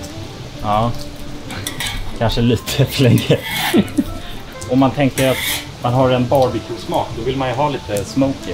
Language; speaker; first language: Swedish; native; Swedish